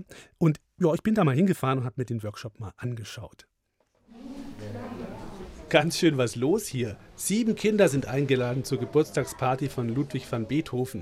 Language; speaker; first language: German; native; German